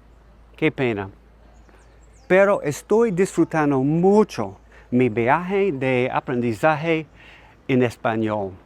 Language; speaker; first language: Spanish; non-native, learner; English